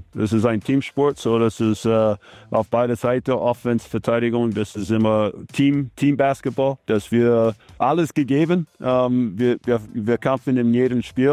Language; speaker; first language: German; non-native, fluent; English